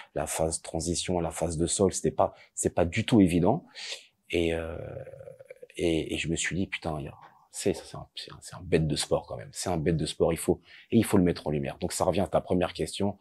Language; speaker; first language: French; native; French